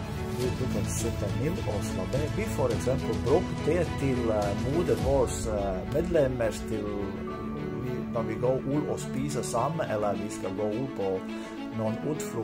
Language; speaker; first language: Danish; non-native, learner; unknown